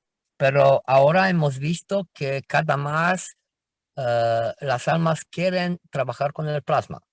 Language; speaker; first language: Spanish; non-native, fluent; Romanian